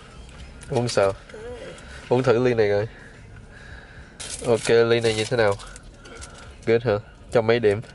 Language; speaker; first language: Vietnamese; early bilingual, other home language; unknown